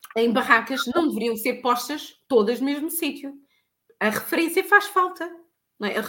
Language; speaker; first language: Portuguese; native; Portuguese